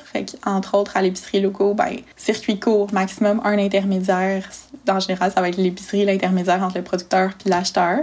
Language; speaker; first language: French; native; French